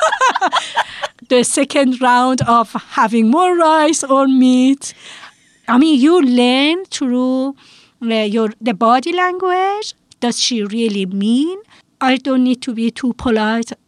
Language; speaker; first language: English; non-native, fluent; Persian